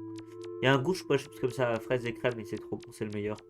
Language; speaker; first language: French; native; French